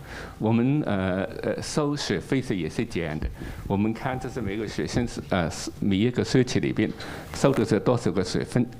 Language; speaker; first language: Chinese; non-native, local second language; Cantonese